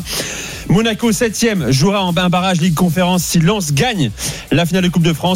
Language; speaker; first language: French; native; French